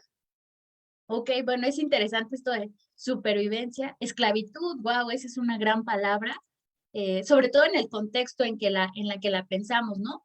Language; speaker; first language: Spanish; native; Spanish